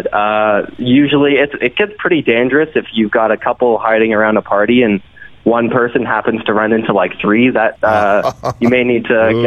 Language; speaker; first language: English; native; English